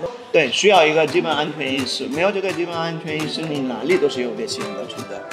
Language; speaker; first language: Chinese; non-native, fluent; Hindi